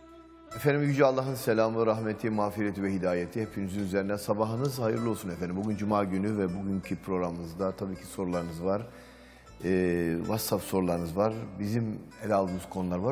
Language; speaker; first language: Turkish; native; Turkish